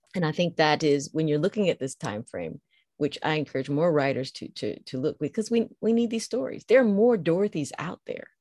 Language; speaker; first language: English; native; English